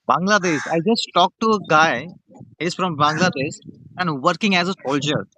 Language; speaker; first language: English; non-native, fluent; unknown